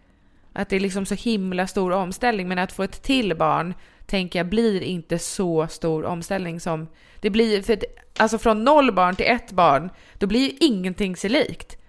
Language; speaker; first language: Swedish; native; Swedish